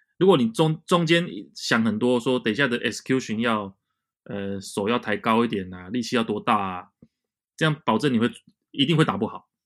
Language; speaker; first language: Chinese; native; Chinese